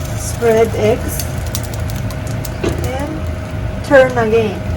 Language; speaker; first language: English; non-native, learner; Japanese